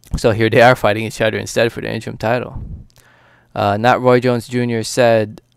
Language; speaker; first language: English; early bilingual, other home language; Filipino